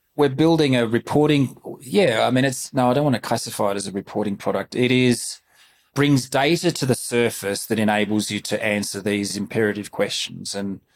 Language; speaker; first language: English; native; English